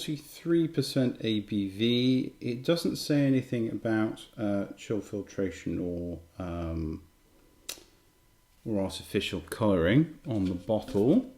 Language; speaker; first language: English; native; English